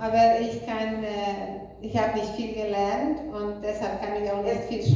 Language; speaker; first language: German; non-native, fluent; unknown